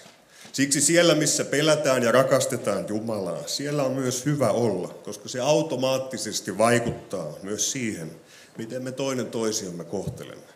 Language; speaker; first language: Finnish; native; Finnish